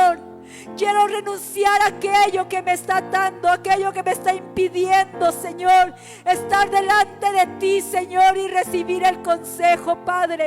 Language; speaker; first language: Spanish; native; Spanish